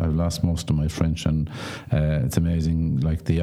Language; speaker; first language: English; non-native, local second language; Irish